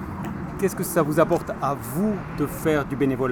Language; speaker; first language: French; native; French